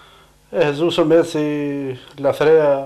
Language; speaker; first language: Greek; non-native, fluent; Albanian